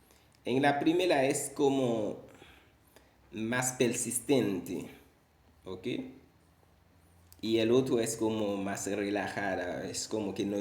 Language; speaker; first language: Spanish; non-native, fluent; Haitian Creole